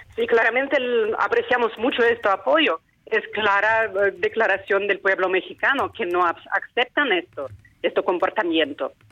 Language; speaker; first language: Spanish; non-native, fluent; Ukrainian